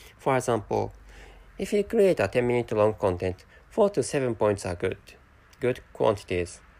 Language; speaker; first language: English; non-native, fluent; Japanese